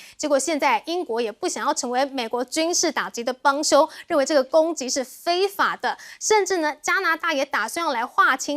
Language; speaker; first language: Chinese; native; Chinese